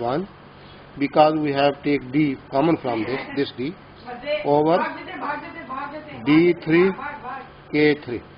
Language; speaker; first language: English; non-native, local second language; Urdu